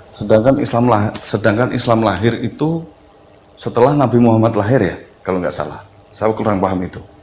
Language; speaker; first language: Indonesian; native; Indonesian